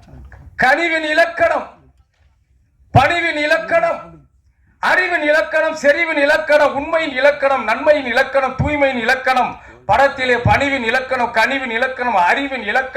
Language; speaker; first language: Tamil; native; Tamil